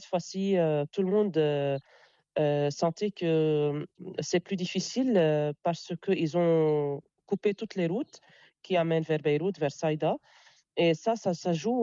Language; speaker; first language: French; non-native, local second language; Arabic